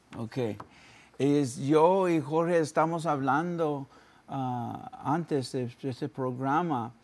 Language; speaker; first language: Spanish; early bilingual, heritage; Spanish